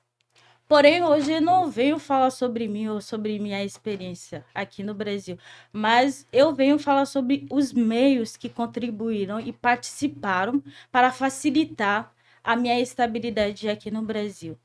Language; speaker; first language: Portuguese; non-native, fluent; Haitian Creole